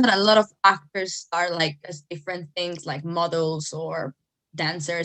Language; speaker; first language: English; non-native, fluent; Spanish